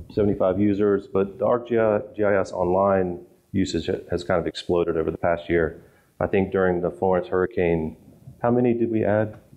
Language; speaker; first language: English; native; English